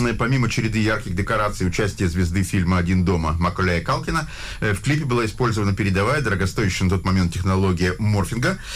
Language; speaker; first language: Russian; native; Russian